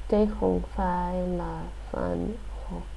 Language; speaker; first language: Vietnamese; non-native, learner; English